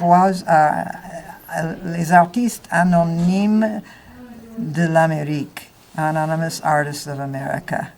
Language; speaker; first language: French; non-native, fluent; English